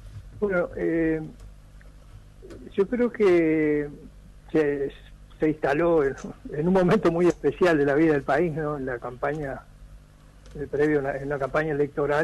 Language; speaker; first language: Spanish; native; Spanish